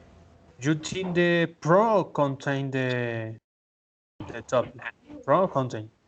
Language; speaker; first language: English; non-native, learner; Spanish